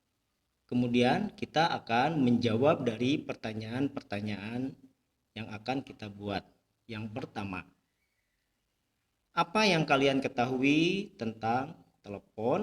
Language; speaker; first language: Indonesian; native; Indonesian